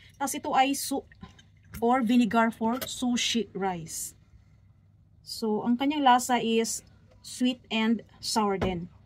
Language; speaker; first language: Filipino; non-native, local second language; Cebuano